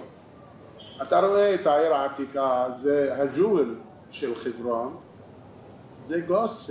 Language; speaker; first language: Hebrew; non-native, local second language; Arabic